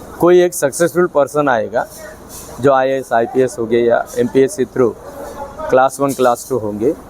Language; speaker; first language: Hindi; non-native, local second language; Marathi